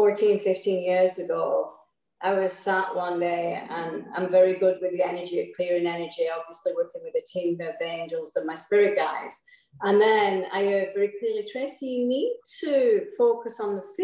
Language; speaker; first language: English; native; English